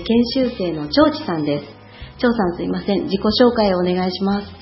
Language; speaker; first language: Japanese; native; Japanese